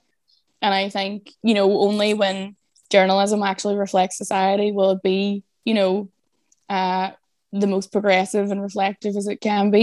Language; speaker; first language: English; native; English